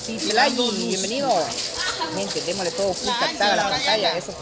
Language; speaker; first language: Spanish; native; Spanish